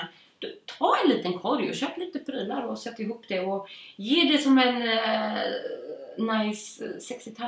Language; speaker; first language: Swedish; native; Swedish